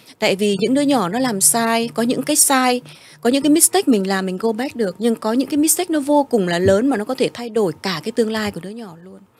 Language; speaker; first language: Vietnamese; early bilingual, heritage; Vietnamese